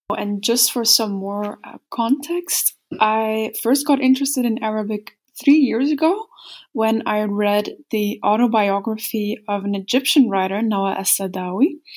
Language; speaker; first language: English; non-native, fluent; Dutch